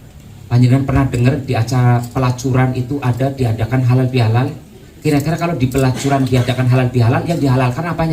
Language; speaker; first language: Indonesian; non-native, local second language; Javanese